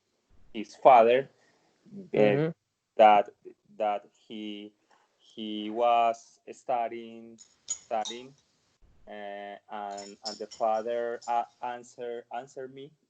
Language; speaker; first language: English; non-native, learner; Spanish